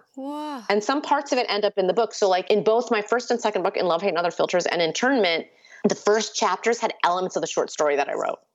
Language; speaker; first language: English; early bilingual, other home language; Urdu